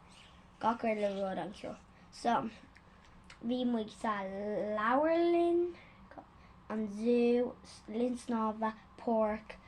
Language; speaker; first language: Irish; non-native, learner; English